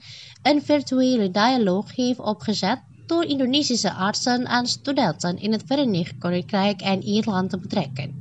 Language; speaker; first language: Dutch; non-native, fluent; Indonesian